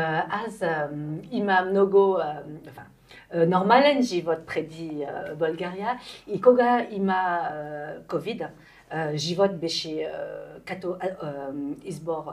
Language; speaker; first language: Bulgarian; non-native, learner; French